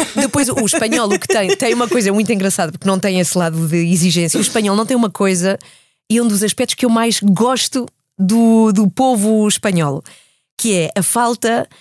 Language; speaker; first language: Portuguese; early bilingual, heritage; Portuguese